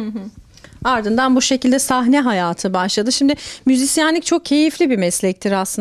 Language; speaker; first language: Turkish; native; Turkish